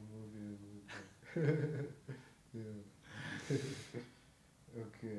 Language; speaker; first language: Spanish; non-native, learner; German